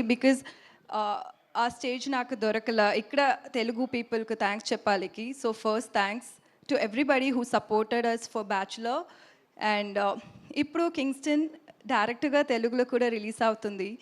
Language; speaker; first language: Telugu; non-native, learner; Tamil